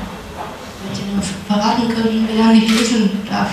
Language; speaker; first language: German; non-native, fluent; Russian